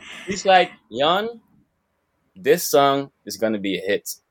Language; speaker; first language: English; non-native, fluent; Dutch